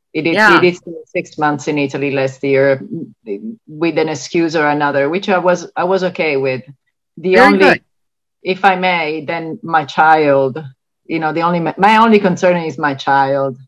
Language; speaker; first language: English; non-native, fluent; Italian